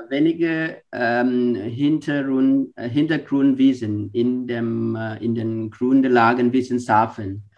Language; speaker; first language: German; non-native, learner; Vietnamese